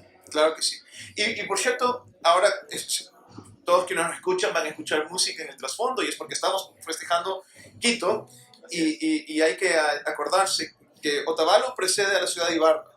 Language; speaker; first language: Spanish; native; Spanish